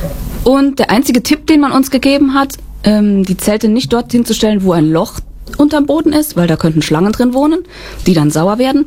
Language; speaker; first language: German; native; German